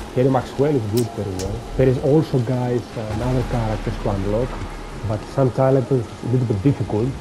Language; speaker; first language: English; non-native, learner; Greek